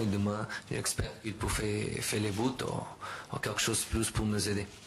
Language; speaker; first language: French; non-native, learner; Portuguese